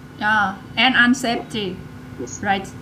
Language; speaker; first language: English; non-native, learner; Vietnamese